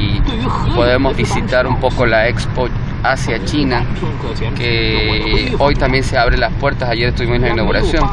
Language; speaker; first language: Spanish; native; Spanish